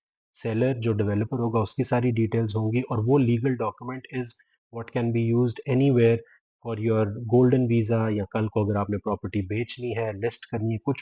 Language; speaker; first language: Hindi; non-native, local second language; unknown